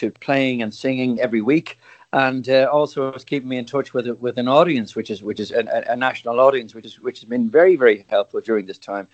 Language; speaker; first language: English; native; English